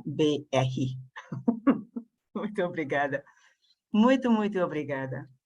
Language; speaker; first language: Portuguese; non-native, fluent; Hungarian